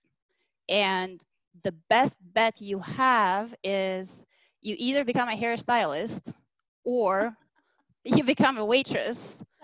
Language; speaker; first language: English; non-native, fluent; Albanian